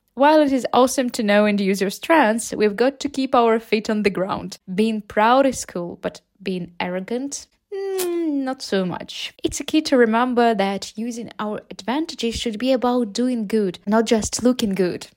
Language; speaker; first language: English; non-native, fluent; Ukrainian